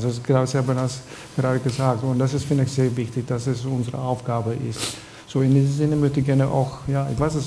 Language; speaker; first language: German; non-native, fluent; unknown